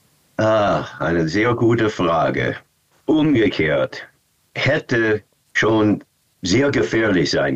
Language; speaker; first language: German; non-native, fluent; English